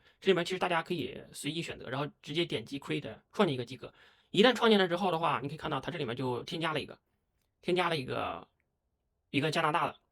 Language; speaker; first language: Chinese; native; Chinese